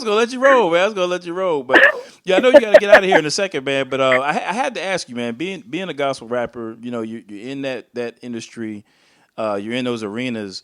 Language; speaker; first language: English; native; English